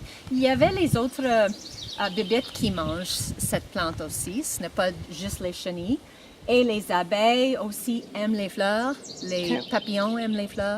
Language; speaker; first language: French; non-native, local second language; English